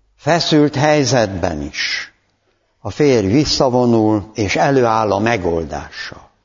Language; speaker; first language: Hungarian; native; Hungarian